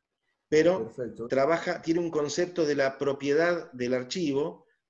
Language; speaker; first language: Spanish; native; Spanish